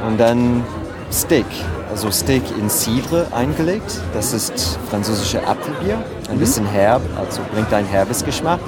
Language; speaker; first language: German; non-native, fluent; French